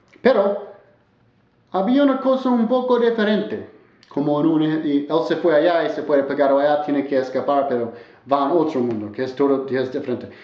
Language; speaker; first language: Spanish; non-native, learner; English